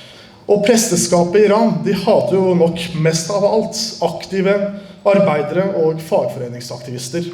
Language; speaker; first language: Norwegian; early bilingual, other home language; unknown